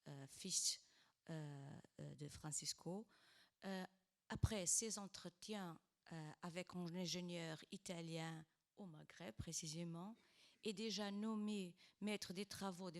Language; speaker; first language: French; non-native, fluent; Portuguese